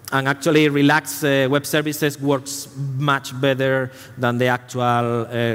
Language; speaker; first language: English; non-native, fluent; Spanish